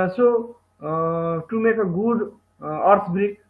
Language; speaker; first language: English; non-native, local second language; Nepali